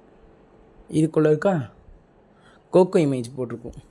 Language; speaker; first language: Tamil; native; Tamil